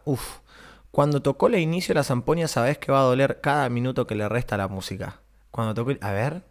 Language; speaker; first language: Spanish; native; Spanish